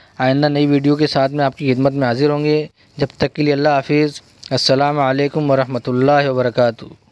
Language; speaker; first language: Hindi; non-native, local second language; Urdu